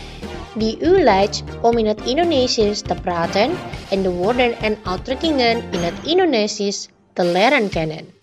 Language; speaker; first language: Dutch; non-native, fluent; Indonesian